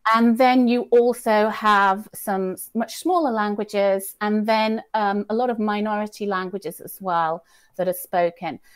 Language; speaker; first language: English; native; English